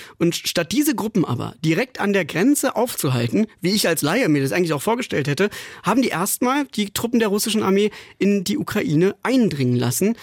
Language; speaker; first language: German; native; German